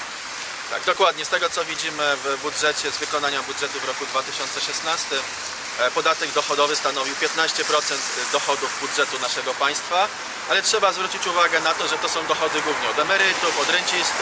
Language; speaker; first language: Polish; native; Polish